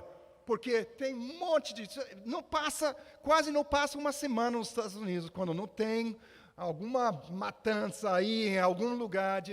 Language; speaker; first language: Portuguese; non-native, fluent; English